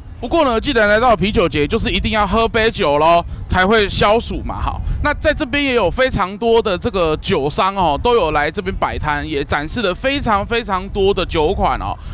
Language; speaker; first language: Chinese; native; Chinese